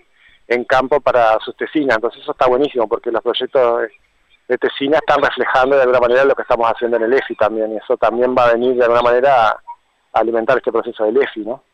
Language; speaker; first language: Spanish; native; Spanish